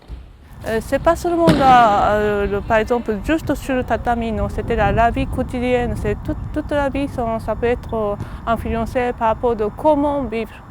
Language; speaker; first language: French; non-native, learner; Japanese